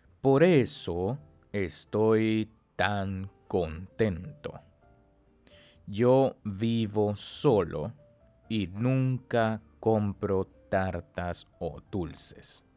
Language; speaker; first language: Spanish; non-native, fluent; Chinese